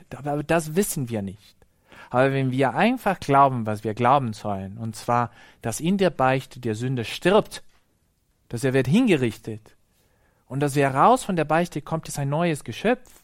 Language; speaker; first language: German; non-native, fluent; Spanish